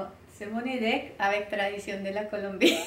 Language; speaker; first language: French; non-native, learner; Spanish